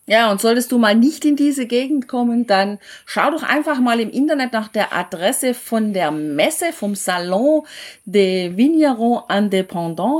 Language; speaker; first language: German; native; German